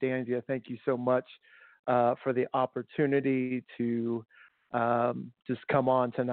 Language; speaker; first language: English; native; English